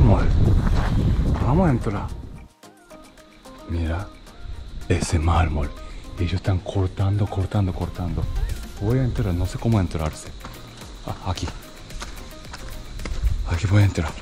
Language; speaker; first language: Spanish; non-native, learner; Japanese